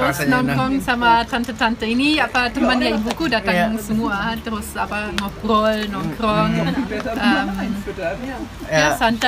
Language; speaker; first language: Indonesian; non-native, fluent; German